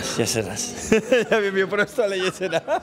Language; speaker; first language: Polish; non-native, learner; Spanish